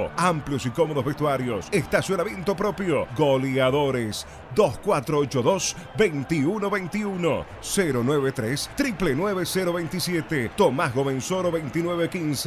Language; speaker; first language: Spanish; native; Spanish